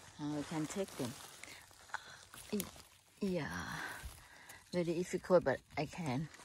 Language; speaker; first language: English; non-native, learner; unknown